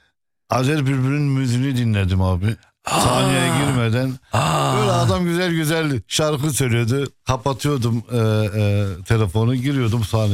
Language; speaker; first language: Turkish; non-native, fluent; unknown